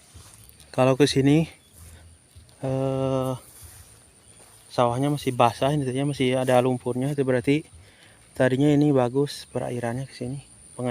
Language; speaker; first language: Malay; non-native, local second language; Sundanese